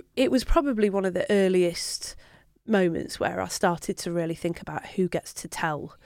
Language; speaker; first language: English; native; English